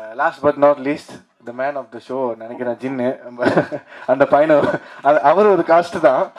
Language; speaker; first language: Tamil; early bilingual, heritage; Tamil